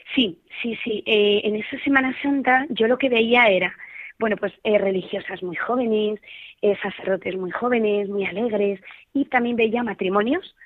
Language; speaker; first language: Spanish; native; Spanish